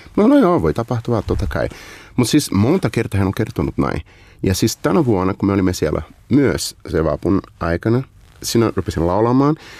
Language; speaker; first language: Finnish; non-native, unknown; Portuguese